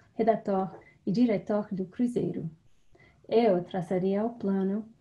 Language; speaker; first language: Portuguese; non-native, fluent; English